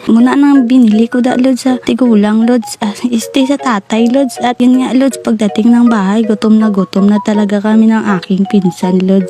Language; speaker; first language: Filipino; non-native, local second language; Hiligaynon